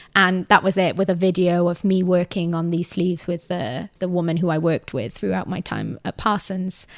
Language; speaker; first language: English; native; English